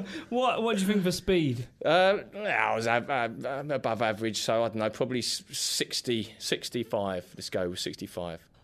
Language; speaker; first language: English; native; English